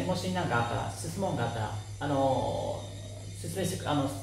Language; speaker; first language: Japanese; non-native, fluent; Khmer